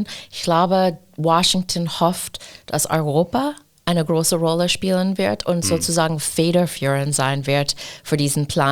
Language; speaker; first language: German; non-native, fluent; English